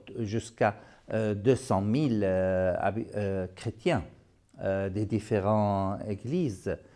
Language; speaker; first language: French; non-native, fluent; Arabic